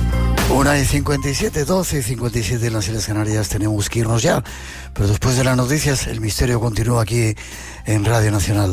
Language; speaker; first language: Spanish; native; Spanish